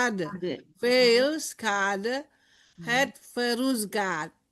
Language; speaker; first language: Dutch; non-native, learner; Indonesian